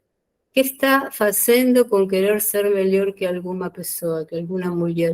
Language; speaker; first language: Portuguese; non-native, learner; Spanish